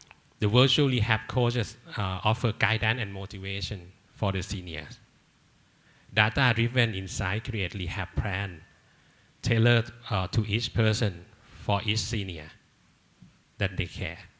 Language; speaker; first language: English; non-native, learner; Thai